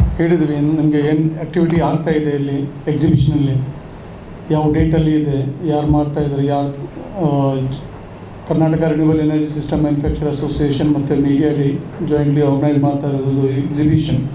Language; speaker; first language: Kannada; non-native, local second language; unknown